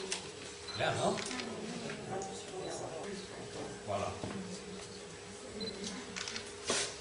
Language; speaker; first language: French; non-native, fluent; Turkish